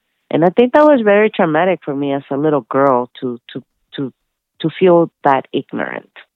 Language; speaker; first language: English; early bilingual, other home language; Spanish